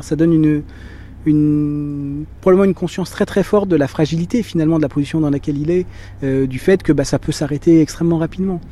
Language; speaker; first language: French; native; French